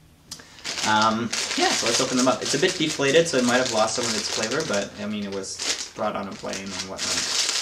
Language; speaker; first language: English; native; English